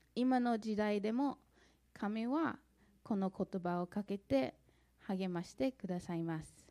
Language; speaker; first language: Japanese; non-native, fluent; English